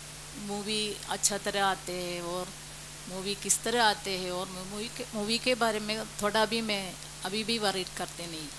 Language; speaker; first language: Hindi; non-native, local second language; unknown